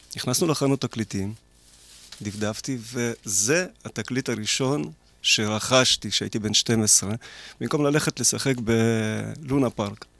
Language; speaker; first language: Hebrew; early bilingual, other home language; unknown